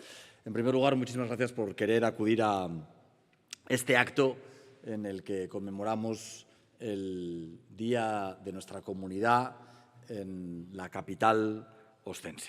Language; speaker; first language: Spanish; native; Spanish